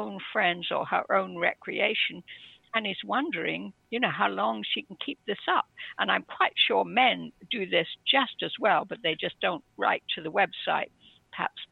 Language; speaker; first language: English; native; English